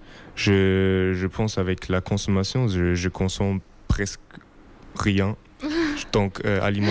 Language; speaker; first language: French; non-native, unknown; German